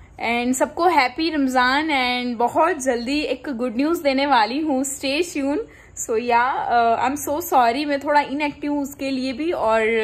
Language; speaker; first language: Hindi; non-native, local second language; Gujarati